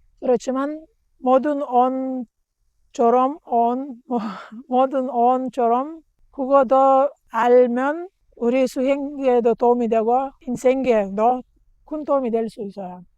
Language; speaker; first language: Korean; non-native, learner; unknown